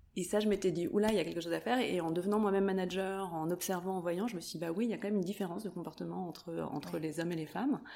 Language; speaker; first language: French; native; French